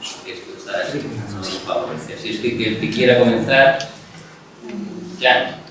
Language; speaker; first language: Spanish; non-native, local second language; Catalan